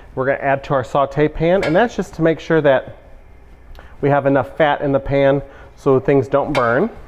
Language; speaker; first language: English; native; English